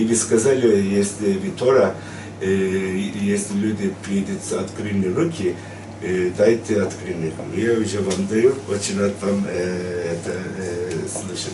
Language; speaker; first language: Russian; non-native, learner; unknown